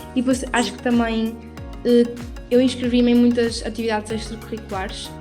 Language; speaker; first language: Portuguese; native; Portuguese